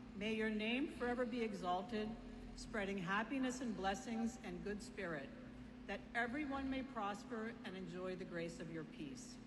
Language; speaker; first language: English; early bilingual, other home language; Punjabi